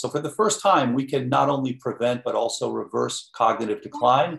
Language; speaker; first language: English; native; English